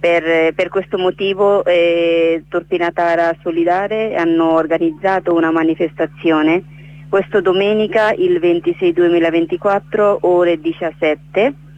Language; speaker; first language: Italian; non-native, learner; Bangla